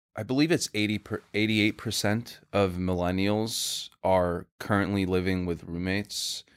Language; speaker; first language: English; non-native, fluent; Swedish